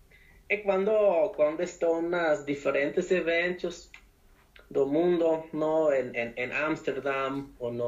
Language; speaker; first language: Portuguese; non-native, learner; Spanish